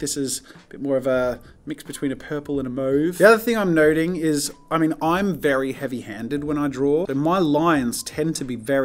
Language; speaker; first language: English; native; English